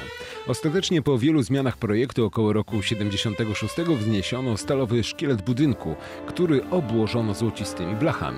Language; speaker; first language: Polish; native; Polish